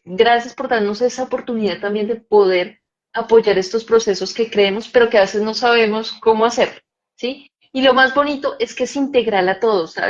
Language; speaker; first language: Spanish; native; Spanish